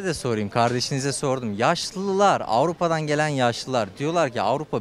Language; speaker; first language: Turkish; native; Turkish